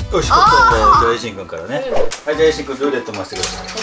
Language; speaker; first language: Japanese; native; Japanese